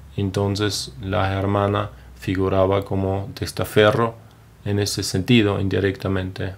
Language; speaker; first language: Spanish; non-native, fluent; German